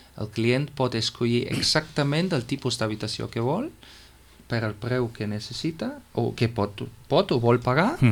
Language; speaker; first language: Catalan; non-native, fluent; German